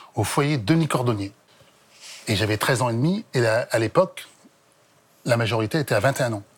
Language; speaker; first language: French; native; French